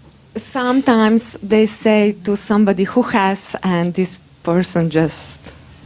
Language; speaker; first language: English; non-native, learner; Slovenian